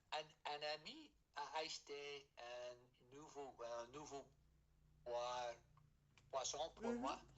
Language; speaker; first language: French; non-native, learner; English